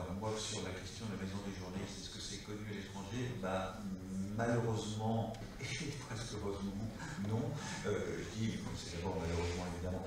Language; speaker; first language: French; native; French